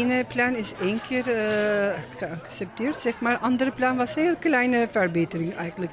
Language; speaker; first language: Dutch; non-native, local second language; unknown